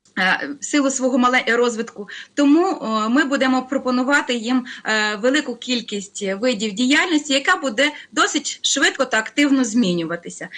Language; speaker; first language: Ukrainian; native; Ukrainian